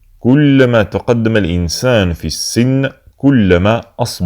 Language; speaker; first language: Arabic; native; Arabic